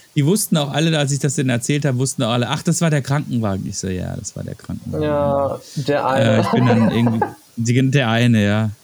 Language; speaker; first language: German; native; German